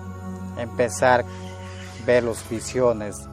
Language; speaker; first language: Spanish; non-native, local second language; Shipibo-Conibo